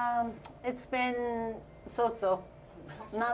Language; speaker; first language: English; non-native, fluent; Korean